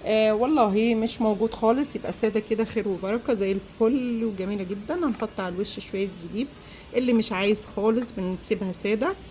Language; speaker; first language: Arabic; native; Arabic